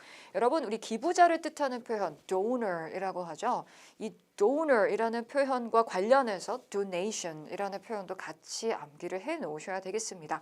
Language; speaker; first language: Korean; native; Korean